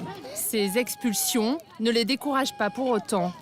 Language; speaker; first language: French; native; French